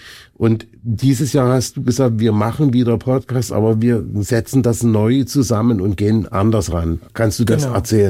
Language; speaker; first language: German; native; German